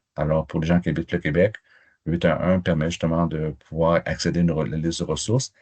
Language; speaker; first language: French; native; French